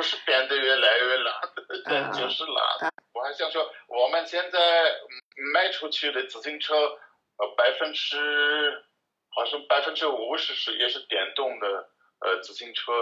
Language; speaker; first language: Chinese; non-native, learner; German